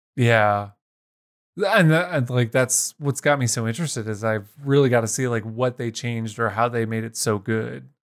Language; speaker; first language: English; native; English